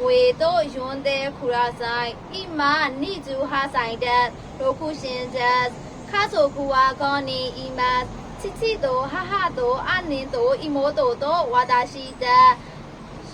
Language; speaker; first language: Japanese; non-native, learner; Burmese